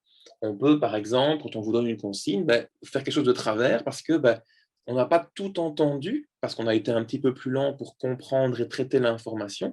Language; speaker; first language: French; native; French